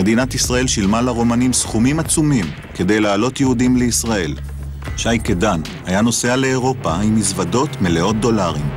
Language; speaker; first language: Hebrew; native; Hebrew